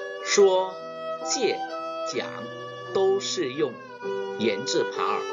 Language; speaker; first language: Chinese; non-native, fluent; Indonesian